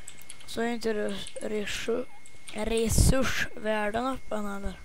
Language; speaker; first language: Swedish; native; Swedish